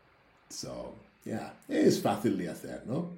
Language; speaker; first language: Spanish; non-native, fluent; English